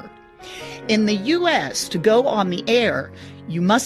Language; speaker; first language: English; native; English